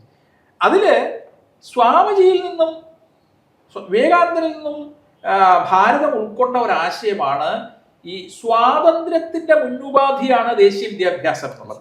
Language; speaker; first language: Malayalam; native; Malayalam